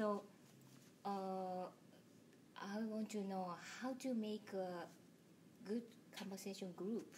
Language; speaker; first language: English; non-native, learner; Japanese